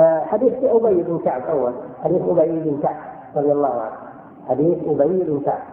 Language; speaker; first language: Arabic; native; Arabic